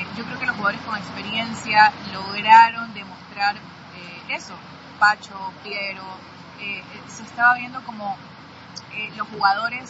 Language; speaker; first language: Spanish; native; Spanish